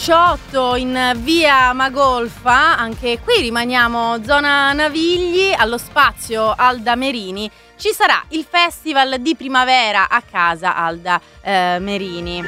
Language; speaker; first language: Italian; native; Italian